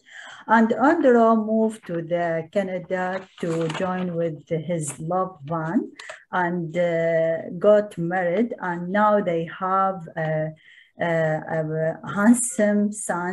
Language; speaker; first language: English; non-native, learner; Arabic